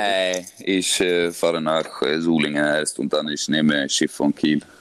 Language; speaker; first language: German; non-native, learner; Swedish